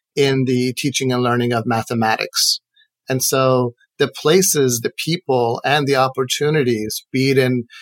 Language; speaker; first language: English; non-native, fluent; Persian